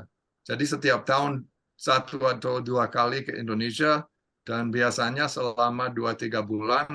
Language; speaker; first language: Indonesian; non-native, fluent; English